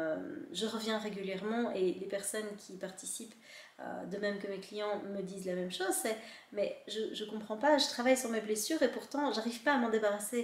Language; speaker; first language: French; native; French